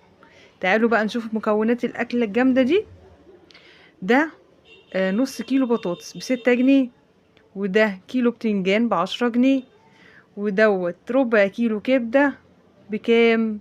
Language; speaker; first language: Arabic; native; Arabic